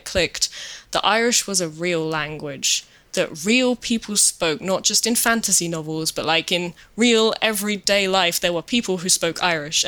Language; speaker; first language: English; native; English